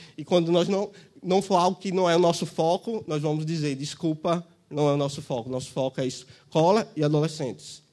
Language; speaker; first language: Portuguese; native; Portuguese